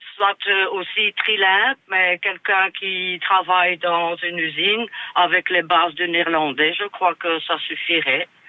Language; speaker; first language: French; non-native, local second language; Dutch